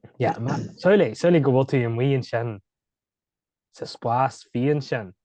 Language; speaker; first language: Irish; native; Irish